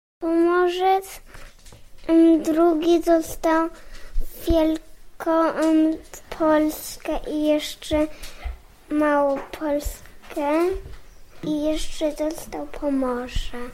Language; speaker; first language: Polish; early bilingual, heritage; Polish